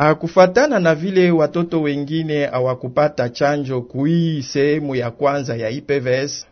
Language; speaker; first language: Swahili; non-native, local second language; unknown